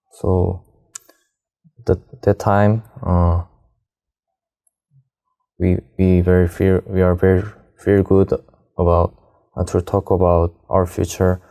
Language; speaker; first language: English; non-native, learner; Korean